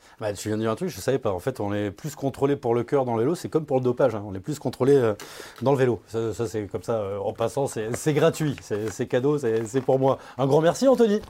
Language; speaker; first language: French; native; French